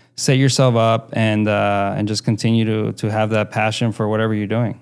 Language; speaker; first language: English; early bilingual, other home language; Spanish